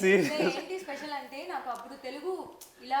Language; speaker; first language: Telugu; non-native, learner; Tamil